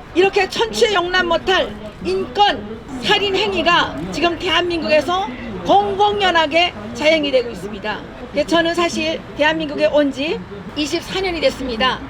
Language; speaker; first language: Korean; native; Korean